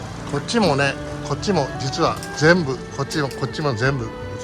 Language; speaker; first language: Japanese; native; Japanese